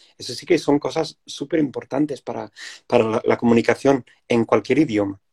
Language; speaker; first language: Spanish; non-native, fluent; English